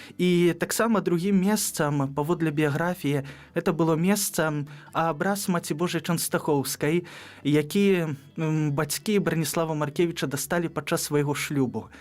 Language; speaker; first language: Belarusian; native; Belarusian